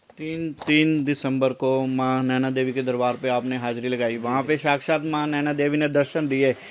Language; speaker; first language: Hindi; non-native, local second language; Punjabi